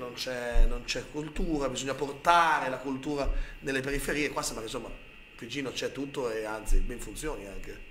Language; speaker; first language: Italian; native; Italian